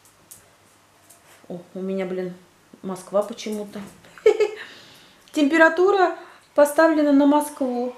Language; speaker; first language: Russian; native; Russian